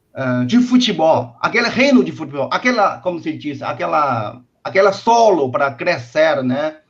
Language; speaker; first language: Portuguese; non-native, fluent; Chinese